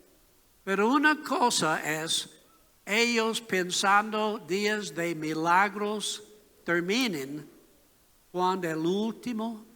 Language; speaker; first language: Spanish; non-native, learner; English